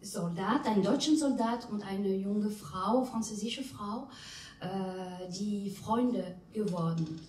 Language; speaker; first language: German; non-native, fluent; French